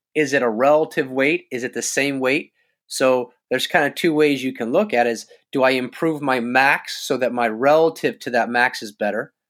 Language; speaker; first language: English; native; English